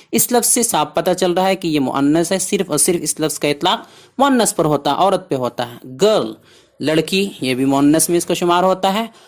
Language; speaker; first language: Urdu; native; Urdu